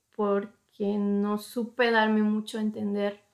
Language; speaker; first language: Spanish; native; Spanish